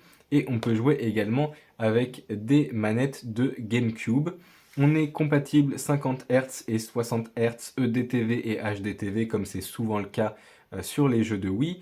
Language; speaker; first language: French; native; French